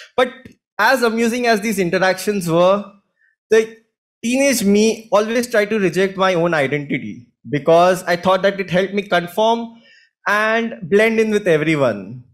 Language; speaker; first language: English; non-native, local second language; Hindi